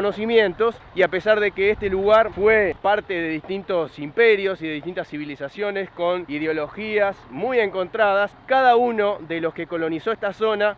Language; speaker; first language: Spanish; native; Spanish